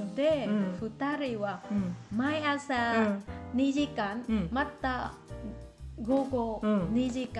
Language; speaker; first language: Japanese; non-native, learner; Vietnamese